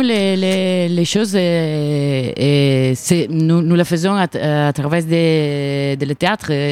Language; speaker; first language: French; non-native, learner; Italian